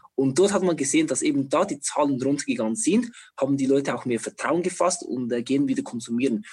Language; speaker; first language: German; non-native, fluent; Chinese